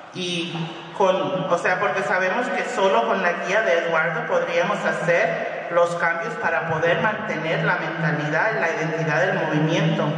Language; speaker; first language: Spanish; early bilingual, other home language; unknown